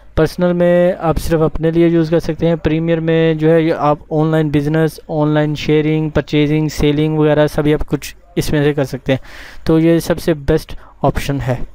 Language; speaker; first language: Urdu; non-native, local second language; Punjabi